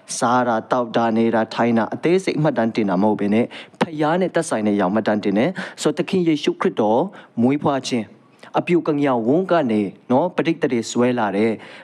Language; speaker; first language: Burmese; native; Burmese